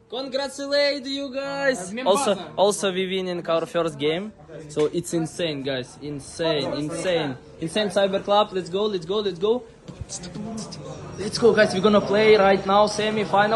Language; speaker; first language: English; non-native, learner; Ukrainian